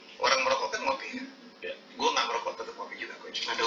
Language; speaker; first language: Indonesian; native; Indonesian